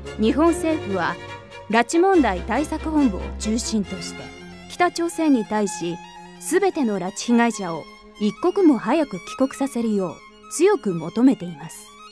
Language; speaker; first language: Japanese; native; Japanese